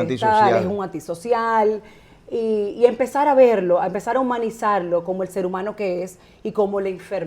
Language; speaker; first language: Spanish; native; Spanish